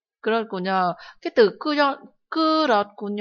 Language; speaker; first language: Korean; non-native, fluent; Vietnamese